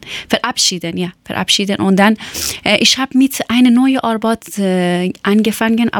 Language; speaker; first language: German; non-native, learner; Persian